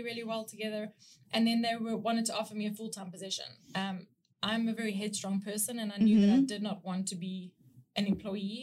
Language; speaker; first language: English; native; English